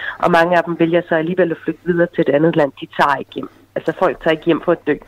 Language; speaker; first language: Danish; early bilingual, other home language; Arabic